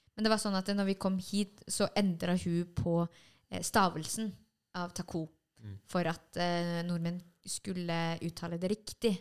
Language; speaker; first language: Norwegian; early bilingual, other home language; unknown